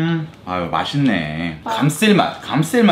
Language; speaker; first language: Korean; native; Korean